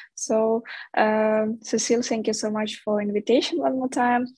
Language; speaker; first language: English; non-native, fluent; Ukrainian